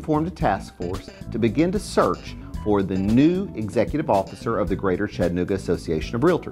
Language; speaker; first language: English; native; English